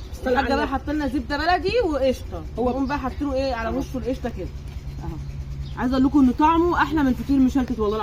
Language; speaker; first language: Arabic; native; Arabic